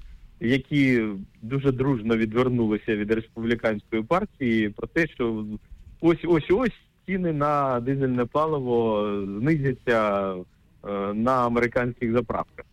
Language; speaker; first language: Ukrainian; native; Ukrainian